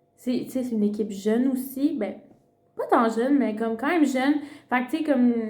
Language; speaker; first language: French; early bilingual, other home language; Spanish